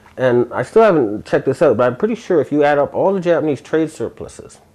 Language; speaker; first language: English; native; English